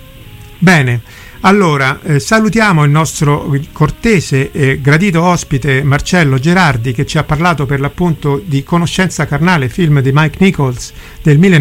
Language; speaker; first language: Italian; native; Italian